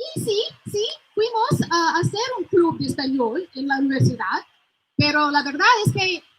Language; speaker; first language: Spanish; non-native, fluent; English